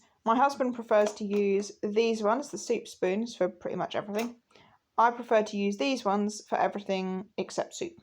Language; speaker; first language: English; native; English